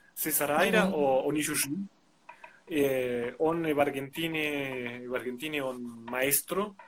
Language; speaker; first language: Russian; non-native, fluent; Spanish